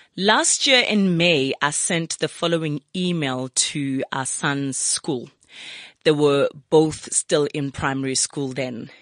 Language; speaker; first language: English; non-native, local second language; Zulu